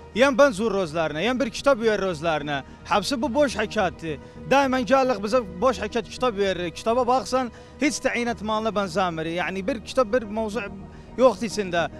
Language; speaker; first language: Turkish; native; Turkish